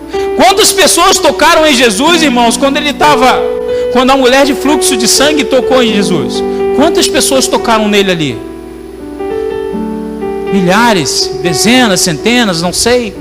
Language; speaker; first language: Portuguese; native; Portuguese